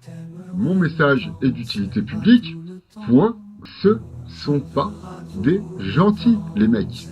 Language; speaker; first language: French; native; French